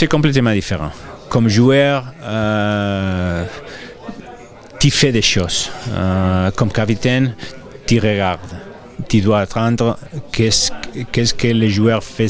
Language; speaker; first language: French; non-native, fluent; Spanish